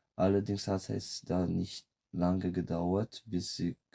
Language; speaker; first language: German; non-native, fluent; French